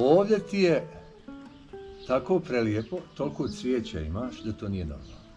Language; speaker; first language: Croatian; native; Croatian